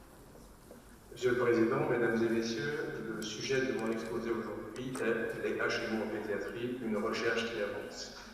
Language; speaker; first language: French; native; French